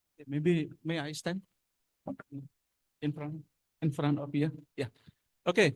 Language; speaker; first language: English; non-native, fluent; Indonesian